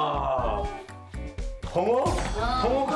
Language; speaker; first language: Korean; non-native, fluent; English